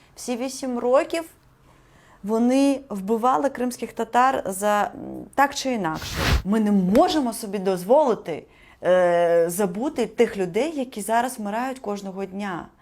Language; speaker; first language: Ukrainian; non-native, local second language; Crimean Tatar